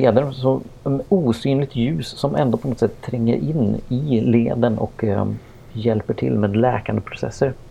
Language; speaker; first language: Swedish; native; Swedish